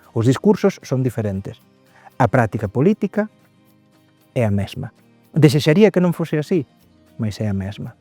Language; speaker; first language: Galician; native; Galician